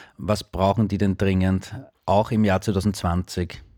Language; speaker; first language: German; native; German